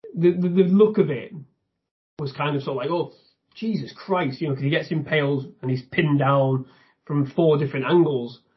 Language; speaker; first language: English; native; English